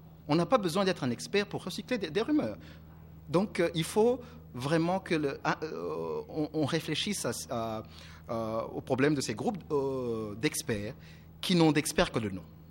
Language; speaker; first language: French; non-native, local second language; Kinyarwanda